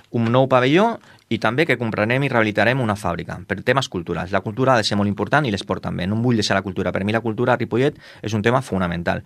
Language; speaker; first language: Catalan; non-native, local second language; Spanish